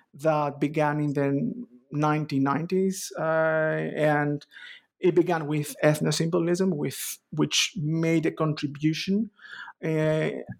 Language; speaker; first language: English; non-native, fluent; Greek